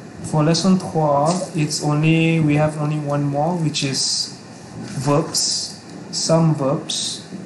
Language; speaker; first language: English; non-native, local second language; Malay